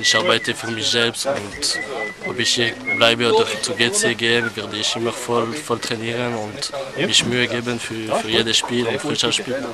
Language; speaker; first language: German; non-native, local second language; French